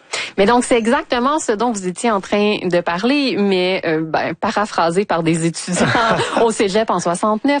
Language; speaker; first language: French; native; French